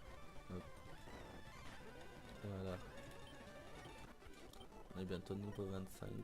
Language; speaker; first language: French; native; French